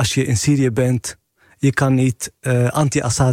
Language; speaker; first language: Dutch; non-native, fluent; Arabic